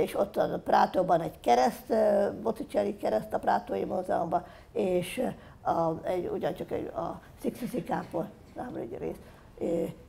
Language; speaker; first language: Hungarian; native; Hungarian